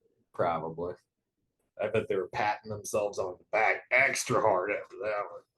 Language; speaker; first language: English; native; English